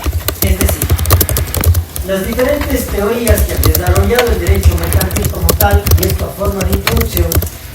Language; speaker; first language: Spanish; native; Spanish